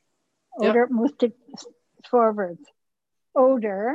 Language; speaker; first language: German; early bilingual, heritage; English